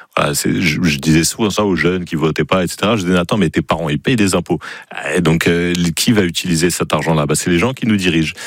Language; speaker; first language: French; native; French